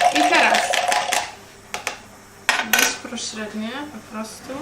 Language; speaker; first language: Polish; non-native, learner; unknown